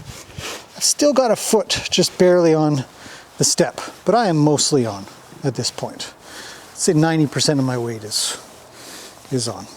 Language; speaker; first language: English; native; English